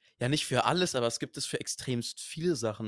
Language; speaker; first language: German; native; German